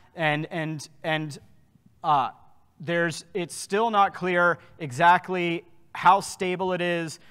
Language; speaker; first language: English; native; English